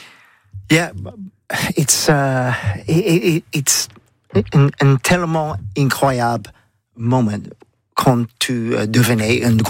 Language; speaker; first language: French; non-native, learner; English